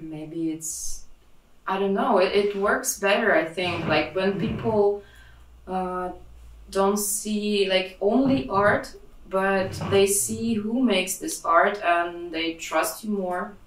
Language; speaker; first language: English; non-native, fluent; Russian